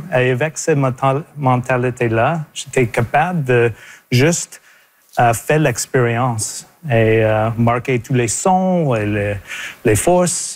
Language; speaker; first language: French; non-native, local second language; English